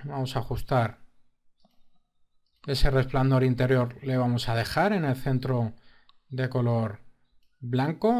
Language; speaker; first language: Spanish; native; Spanish